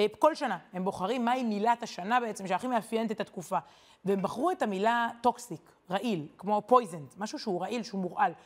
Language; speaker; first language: Hebrew; native; Hebrew